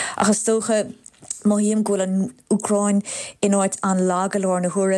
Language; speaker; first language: Irish; non-native, local second language; English